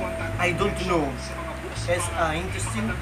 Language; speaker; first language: English; non-native, learner; Italian